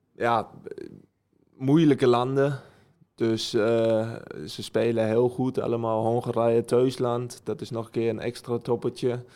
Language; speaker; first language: Dutch; early bilingual, heritage; Dutch